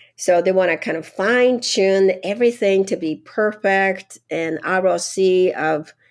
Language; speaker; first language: English; non-native, fluent; Japanese